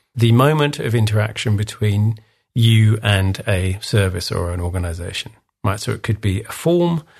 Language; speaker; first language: English; native; English